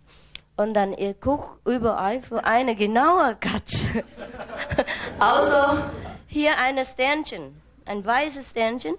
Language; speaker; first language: German; non-native, fluent; Vietnamese